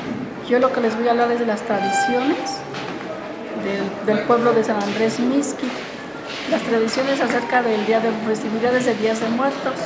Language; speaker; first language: Spanish; native; Spanish